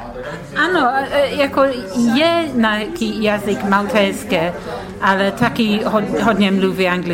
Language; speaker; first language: Czech; non-native, learner; English